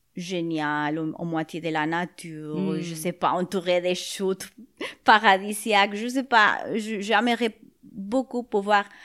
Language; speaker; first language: French; non-native, fluent; Spanish